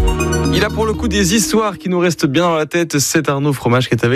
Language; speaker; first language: French; native; French